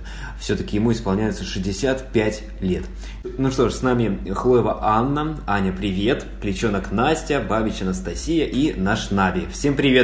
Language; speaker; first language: Russian; native; Russian